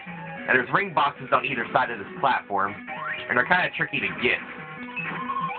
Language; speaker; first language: English; native; English